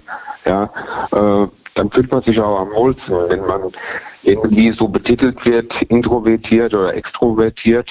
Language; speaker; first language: German; native; German